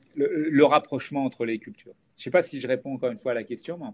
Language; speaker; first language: French; native; French